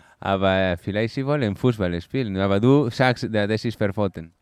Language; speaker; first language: German; non-native, learner; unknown